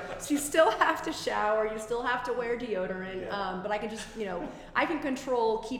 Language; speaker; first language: English; native; English